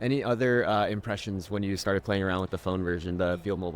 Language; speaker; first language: English; native; English